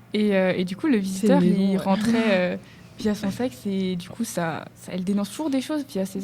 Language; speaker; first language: French; native; French